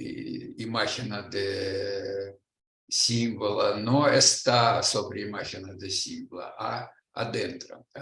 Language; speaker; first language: Spanish; non-native, learner; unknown